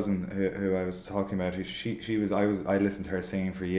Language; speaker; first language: English; native; English